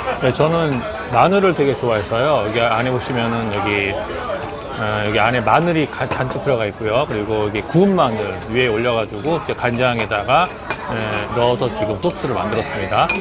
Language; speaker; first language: Korean; native; Korean